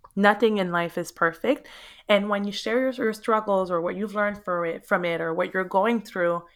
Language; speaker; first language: English; native; English